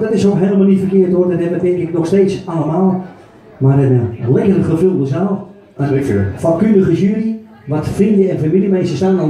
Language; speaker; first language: Dutch; native; Dutch